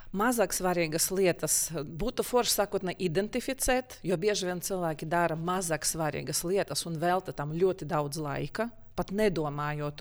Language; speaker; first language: Latvian; non-native, local second language; Russian